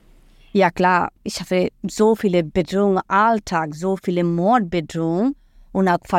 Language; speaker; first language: German; non-native, fluent; Bangla